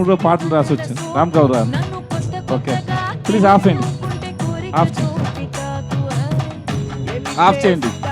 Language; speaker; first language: Telugu; non-native, learner; Tamil